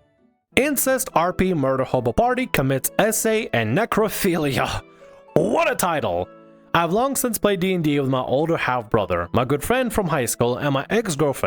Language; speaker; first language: English; native; English